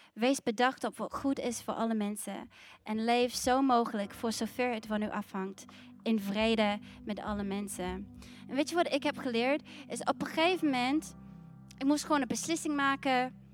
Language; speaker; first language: Dutch; non-native, fluent; English